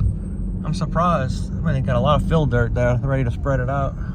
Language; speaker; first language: English; native; English